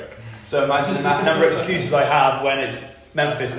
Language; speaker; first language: English; native; English